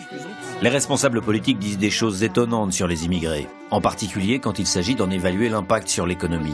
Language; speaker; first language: French; native; French